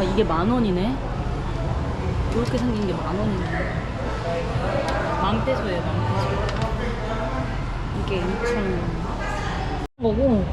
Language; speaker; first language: Korean; native; Korean